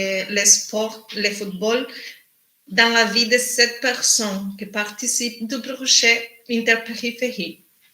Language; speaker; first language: French; non-native, learner; Spanish